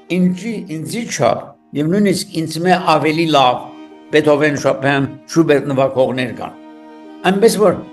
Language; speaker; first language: Armenian; early bilingual, heritage; Armenian